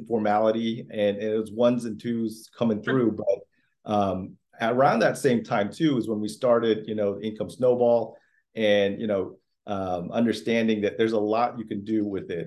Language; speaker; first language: English; early bilingual, other home language; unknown